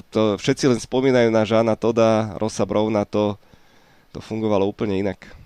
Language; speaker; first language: Slovak; native; Slovak